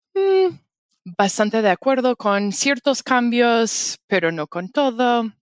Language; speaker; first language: Spanish; non-native, fluent; English